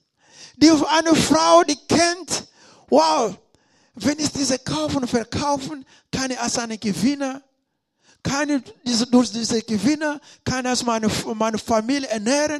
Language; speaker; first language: German; non-native, learner; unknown